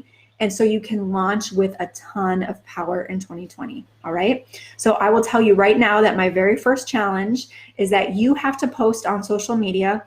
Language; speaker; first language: English; native; English